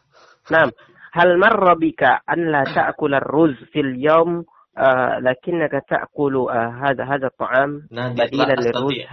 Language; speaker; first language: Arabic; non-native, learner; Indonesian